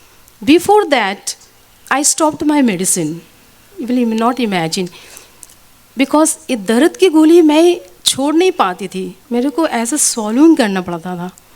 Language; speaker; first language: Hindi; non-native, local second language; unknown